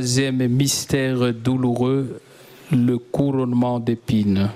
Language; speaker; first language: French; native; French